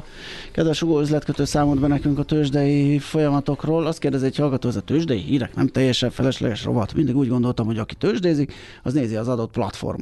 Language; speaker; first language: Hungarian; native; Hungarian